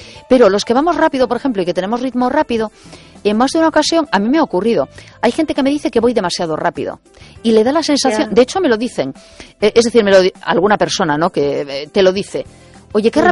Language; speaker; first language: Spanish; native; Spanish